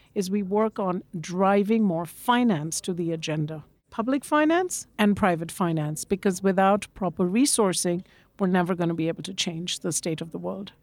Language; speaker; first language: English; non-native, local second language; Bangla